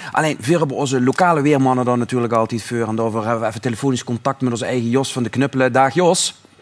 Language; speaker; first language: Dutch; native; Dutch